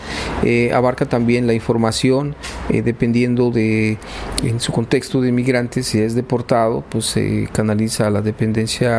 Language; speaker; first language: Spanish; native; Spanish